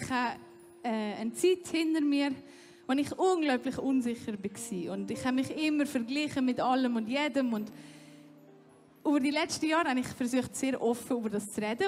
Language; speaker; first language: German; native; German